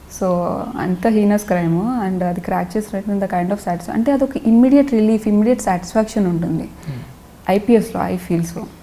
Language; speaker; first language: Telugu; non-native, local second language; Lambadi